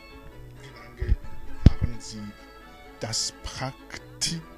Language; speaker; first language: German; non-native, fluent; Rundi